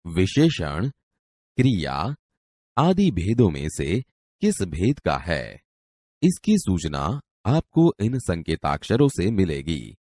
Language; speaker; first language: Hindi; non-native, local second language; Gujarati